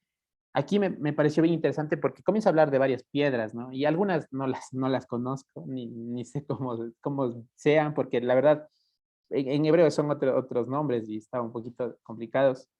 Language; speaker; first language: Spanish; native; Spanish